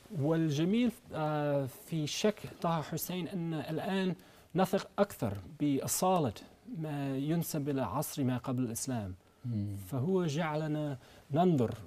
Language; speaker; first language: Arabic; non-native, fluent; English